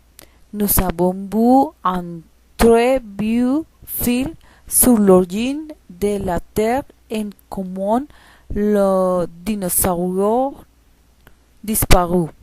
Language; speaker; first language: French; non-native, learner; Spanish